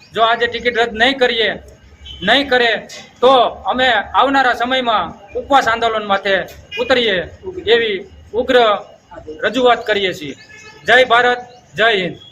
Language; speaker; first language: Gujarati; native; Gujarati